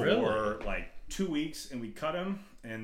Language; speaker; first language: English; native; English